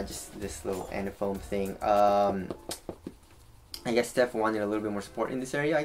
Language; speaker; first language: English; native; English